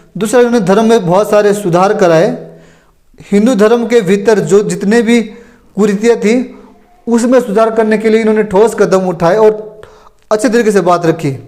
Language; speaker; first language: Hindi; native; Hindi